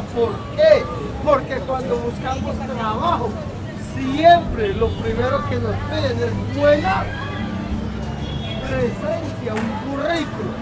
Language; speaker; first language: Spanish; native; Spanish